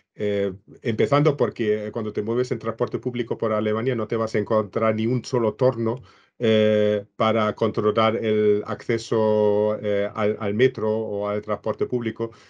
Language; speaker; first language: Spanish; non-native, fluent; German